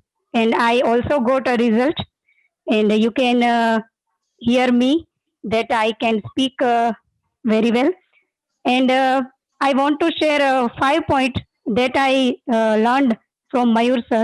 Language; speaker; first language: English; non-native, learner; Gujarati